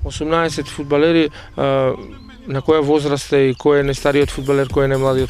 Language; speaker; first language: Macedonian; native; Macedonian